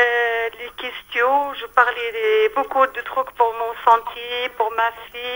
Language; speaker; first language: French; non-native, learner; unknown